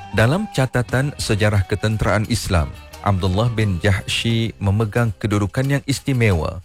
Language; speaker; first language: Malay; native; Malay